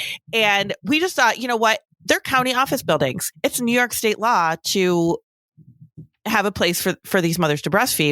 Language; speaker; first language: English; native; English